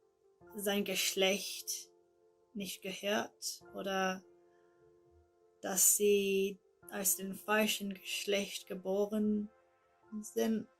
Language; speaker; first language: German; non-native, learner; English